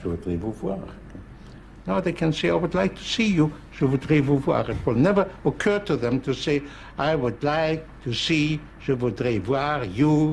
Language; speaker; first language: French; non-native, fluent; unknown